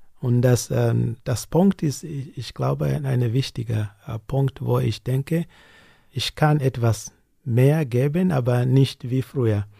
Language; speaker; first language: German; non-native, learner; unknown